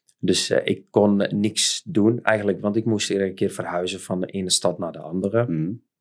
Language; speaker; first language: Dutch; non-native, fluent; Arabic